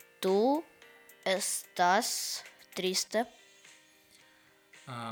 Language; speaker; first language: Spanish; non-native, learner; Russian